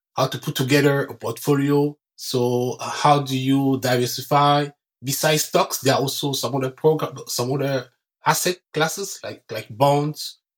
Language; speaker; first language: English; non-native, local second language; French